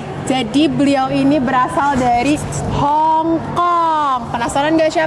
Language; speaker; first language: Indonesian; native; Indonesian